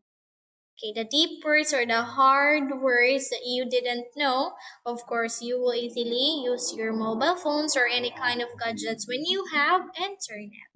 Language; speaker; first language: English; non-native, fluent; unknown